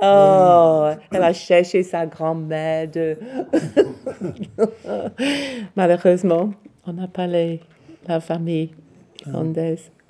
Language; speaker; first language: French; non-native, learner; English